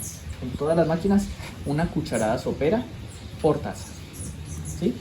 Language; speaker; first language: Spanish; native; Spanish